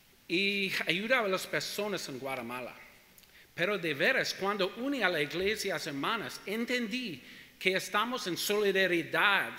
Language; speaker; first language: Spanish; non-native, learner; English